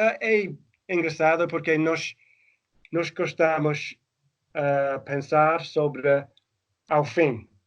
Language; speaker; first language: Portuguese; non-native, fluent; English